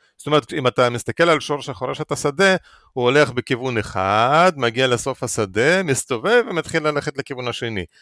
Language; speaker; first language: Hebrew; early bilingual, other home language; Russian